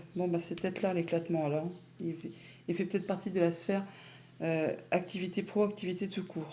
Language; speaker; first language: French; native; French